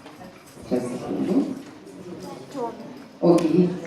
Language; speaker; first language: Russian; native; Russian